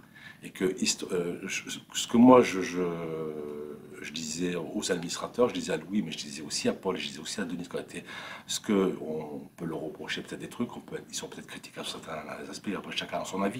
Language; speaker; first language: French; native; French